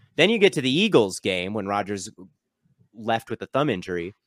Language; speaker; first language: English; native; English